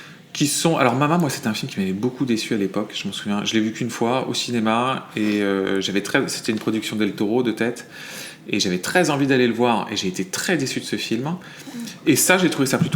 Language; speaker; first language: French; native; French